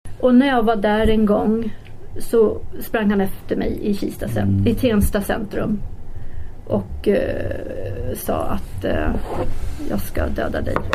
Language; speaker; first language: Swedish; early bilingual, other home language; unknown